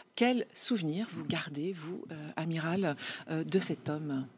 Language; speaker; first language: French; native; French